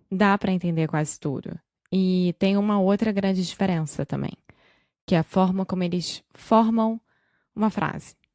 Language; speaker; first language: Portuguese; native; Portuguese